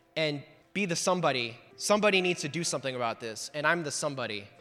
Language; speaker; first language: English; native; English